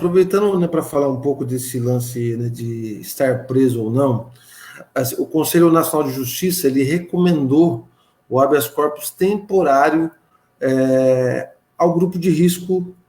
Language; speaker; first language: Portuguese; native; Portuguese